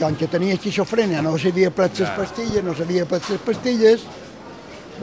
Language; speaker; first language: Catalan; native; Catalan